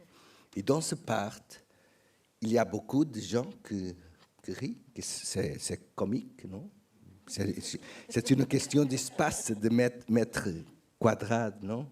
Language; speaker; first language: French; non-native, learner; Portuguese